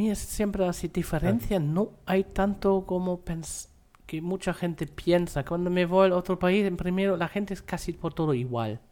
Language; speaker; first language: Spanish; non-native, fluent; German